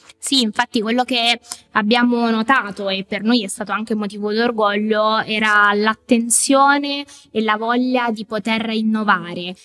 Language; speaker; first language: Italian; native; Italian